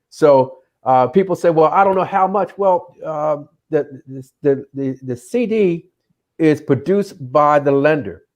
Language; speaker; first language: English; native; English